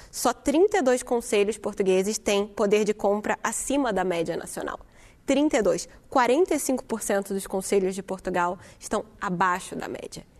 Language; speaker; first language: Portuguese; native; Portuguese